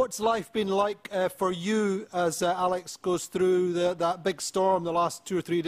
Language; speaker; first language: English; native; English